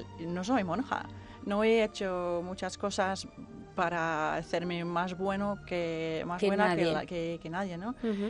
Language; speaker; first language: Spanish; non-native, fluent; Danish